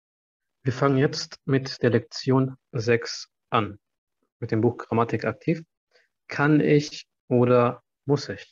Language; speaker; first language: German; non-native, fluent; Arabic